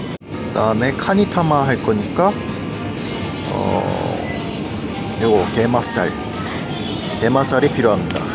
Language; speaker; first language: Korean; native; Korean